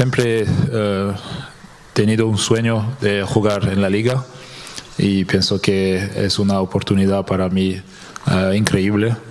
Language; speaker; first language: Spanish; non-native, fluent; French